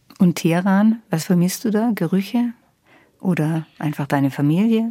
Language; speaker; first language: German; native; German